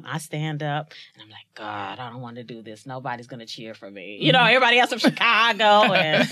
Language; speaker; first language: English; native; English